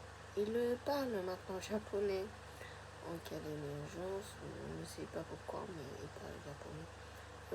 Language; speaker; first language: French; non-native, fluent; Japanese